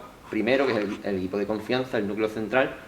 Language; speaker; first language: Spanish; native; Spanish